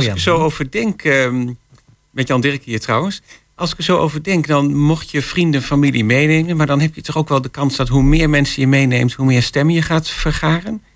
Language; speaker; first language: Dutch; native; Dutch